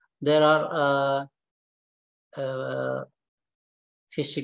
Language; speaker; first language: English; non-native, learner; Indonesian